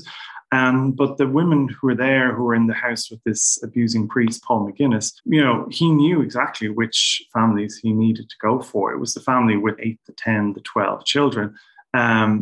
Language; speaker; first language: English; native; English